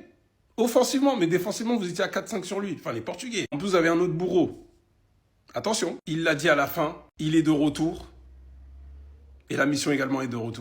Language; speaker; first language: French; native; French